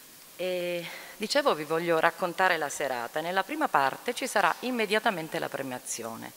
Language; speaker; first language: Italian; native; Italian